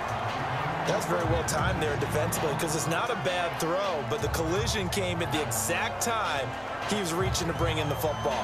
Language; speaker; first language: English; native; English